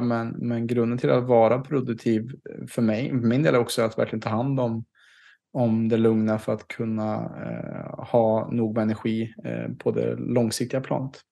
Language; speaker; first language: Swedish; native; Swedish